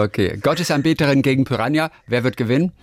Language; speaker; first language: German; native; German